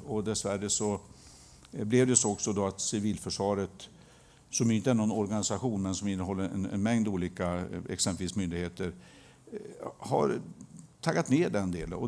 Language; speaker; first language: Swedish; native; Swedish